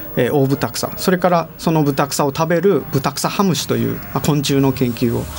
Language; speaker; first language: Japanese; native; Japanese